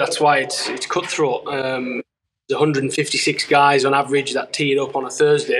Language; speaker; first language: English; native; English